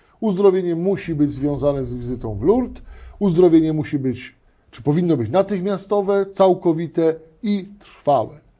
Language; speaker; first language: Polish; native; Polish